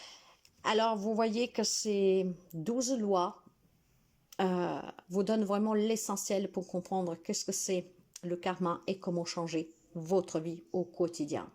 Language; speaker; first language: French; non-native, fluent; Italian